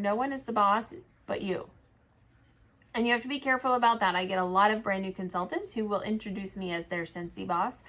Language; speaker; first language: English; native; English